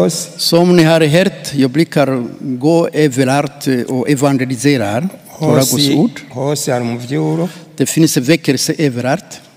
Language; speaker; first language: Swedish; non-native, fluent; Rundi